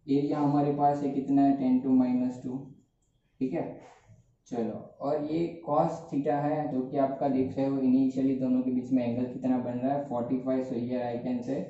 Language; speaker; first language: Hindi; non-native, local second language; Gujarati